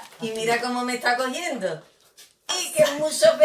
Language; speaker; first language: Spanish; native; Spanish